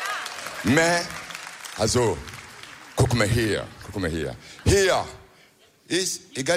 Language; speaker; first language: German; non-native, learner; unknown